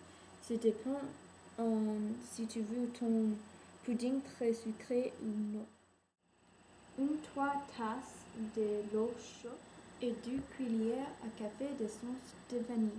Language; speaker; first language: French; non-native, learner; English